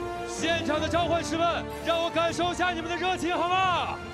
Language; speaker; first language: Chinese; native; Chinese